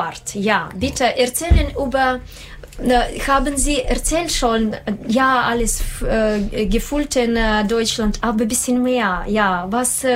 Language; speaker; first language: German; non-native, learner; Russian